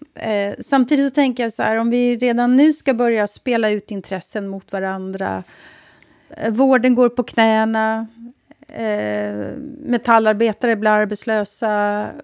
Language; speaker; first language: Swedish; native; Swedish